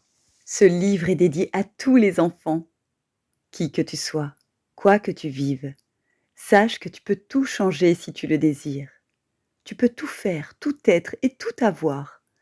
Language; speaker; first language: French; native; French